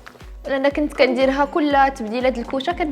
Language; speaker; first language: Arabic; native; Arabic